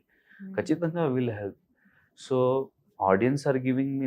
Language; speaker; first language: Telugu; non-native, learner; Hindi